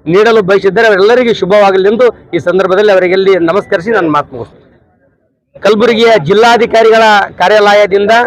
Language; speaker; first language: Kannada; native; Kannada